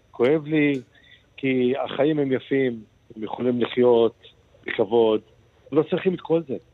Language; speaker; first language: Hebrew; non-native, local second language; Arabic